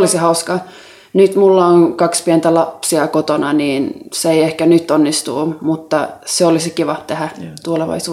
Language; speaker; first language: Finnish; non-native, local second language; Swedish